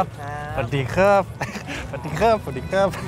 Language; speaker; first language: Thai; non-native, learner; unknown